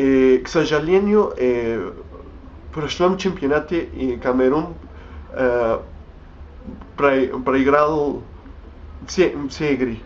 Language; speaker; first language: Russian; non-native, learner; Spanish